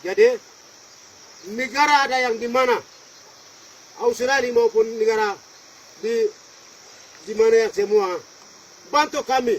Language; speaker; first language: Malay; non-native, local second language; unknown